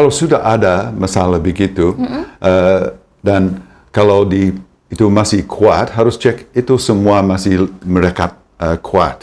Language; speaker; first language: Indonesian; non-native, fluent; English